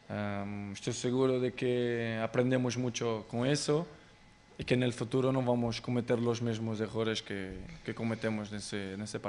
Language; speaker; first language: Spanish; non-native, fluent; Portuguese